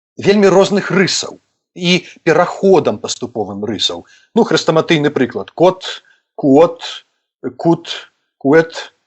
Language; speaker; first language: Belarusian; native; Belarusian